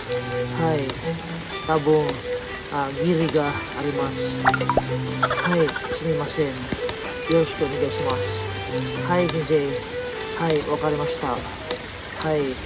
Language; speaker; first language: Japanese; non-native, learner; Filipino